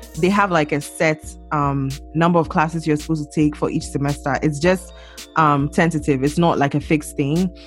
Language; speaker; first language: English; non-native, local second language; Akan